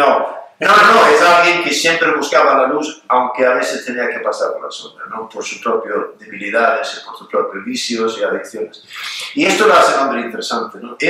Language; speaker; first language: Spanish; non-native, fluent; Swedish